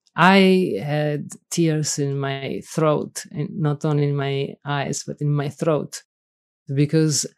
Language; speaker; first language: English; non-native, fluent; Italian